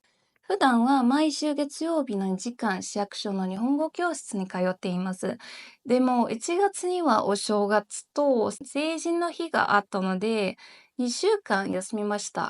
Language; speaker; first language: Japanese; non-native, learner; Chinese